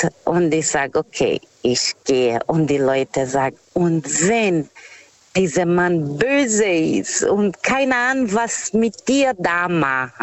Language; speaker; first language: German; non-native, fluent; Portuguese